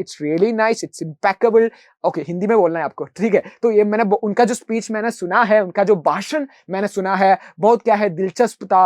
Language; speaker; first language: Hindi; non-native, local second language; Malayalam